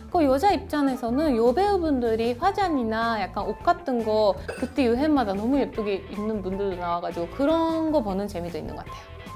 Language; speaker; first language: Korean; non-native, fluent; Japanese